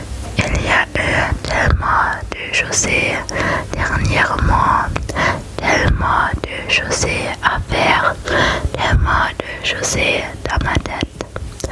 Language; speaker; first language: French; non-native, learner; German